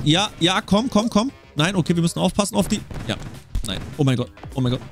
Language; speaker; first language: German; native; German